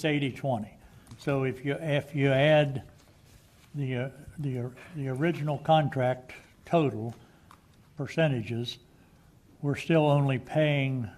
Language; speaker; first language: English; native; English